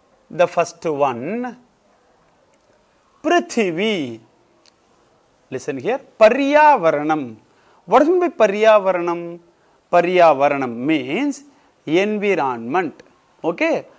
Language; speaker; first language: English; non-native, local second language; Tamil